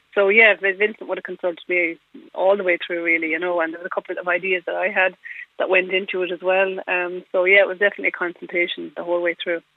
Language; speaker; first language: English; native; English